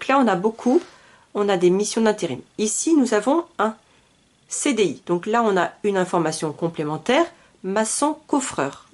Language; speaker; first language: French; native; French